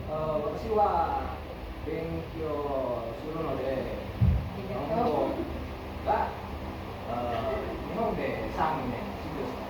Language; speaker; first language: Japanese; non-native, learner; Indonesian